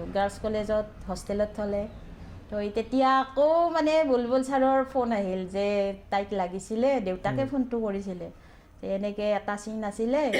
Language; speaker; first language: Assamese; native; Assamese